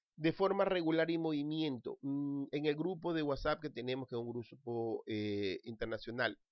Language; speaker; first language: Spanish; native; Spanish